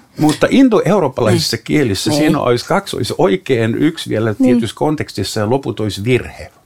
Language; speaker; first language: Finnish; non-native, fluent; German